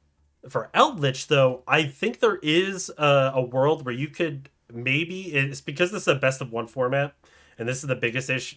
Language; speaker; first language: English; native; English